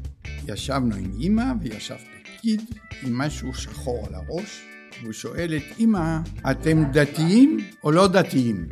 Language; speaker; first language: Hebrew; early bilingual, other home language; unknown